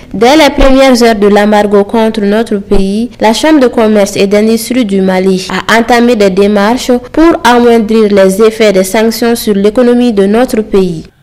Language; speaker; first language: French; non-native, local second language; Bambara